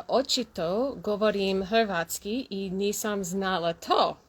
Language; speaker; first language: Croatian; non-native, learner; English